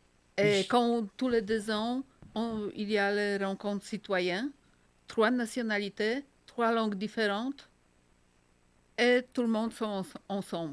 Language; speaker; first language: French; non-native, fluent; Polish